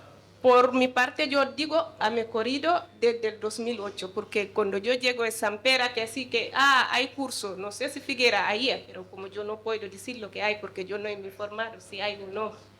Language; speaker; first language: Spanish; non-native, learner; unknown